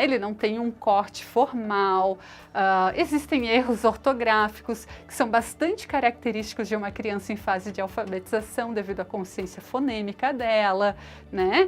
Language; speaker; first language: Portuguese; native; Portuguese